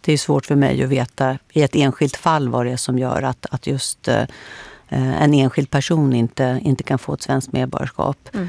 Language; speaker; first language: Swedish; native; Swedish